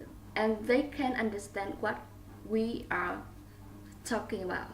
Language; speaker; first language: English; non-native, learner; Vietnamese